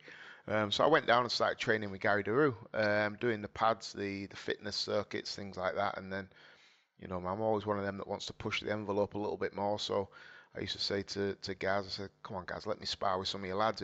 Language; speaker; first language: English; native; English